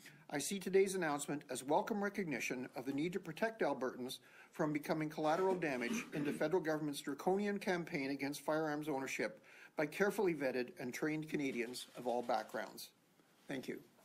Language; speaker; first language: English; native; English